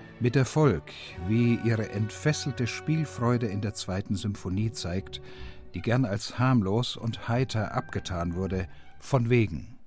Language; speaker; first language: German; native; German